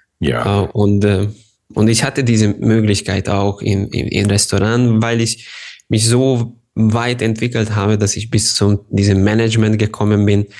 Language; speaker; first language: German; non-native, fluent; Hungarian